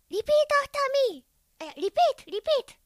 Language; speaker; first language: English; non-native, learner; Japanese